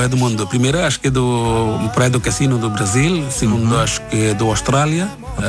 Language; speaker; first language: Portuguese; non-native, learner; Bangla